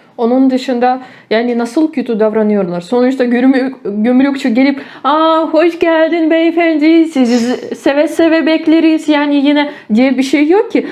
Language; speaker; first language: Turkish; non-native, fluent; Ukrainian